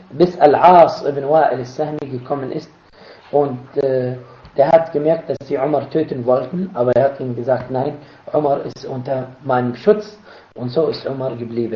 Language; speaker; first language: German; non-native, fluent; Arabic